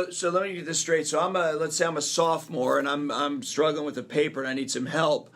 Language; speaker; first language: English; native; English